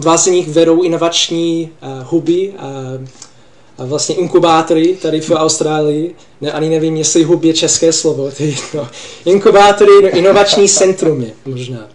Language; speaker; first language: Czech; non-native, fluent; English